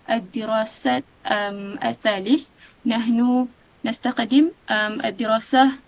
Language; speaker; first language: Arabic; non-native, learner; Malay